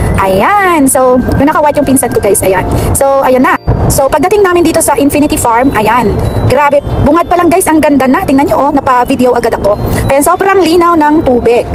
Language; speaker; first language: Filipino; non-native, local second language; Cebuano